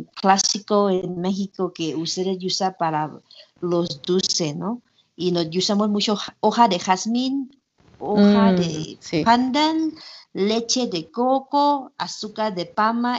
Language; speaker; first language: Spanish; non-native, learner; Thai